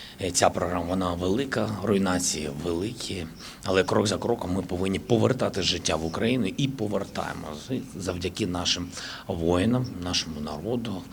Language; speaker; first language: Ukrainian; native; Ukrainian